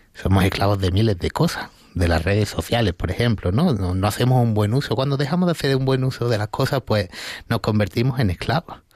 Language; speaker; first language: Spanish; native; Spanish